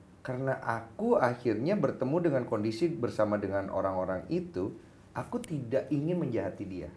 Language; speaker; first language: Indonesian; native; Indonesian